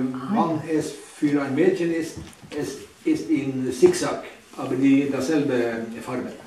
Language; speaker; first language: German; non-native, learner; Northern Sami